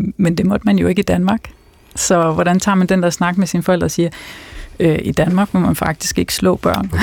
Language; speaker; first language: Danish; early bilingual, other home language; Persian